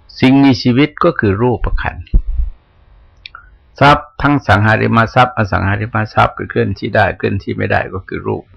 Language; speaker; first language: Thai; native; Thai